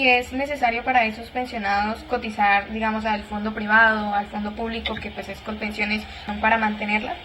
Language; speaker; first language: Spanish; native; Spanish